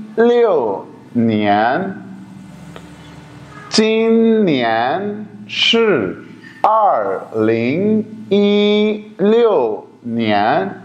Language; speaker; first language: Chinese; non-native, learner; Urdu